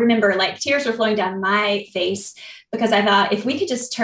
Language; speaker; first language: English; native; English